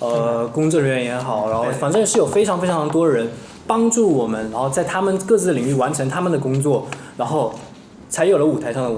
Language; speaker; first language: Chinese; native; Chinese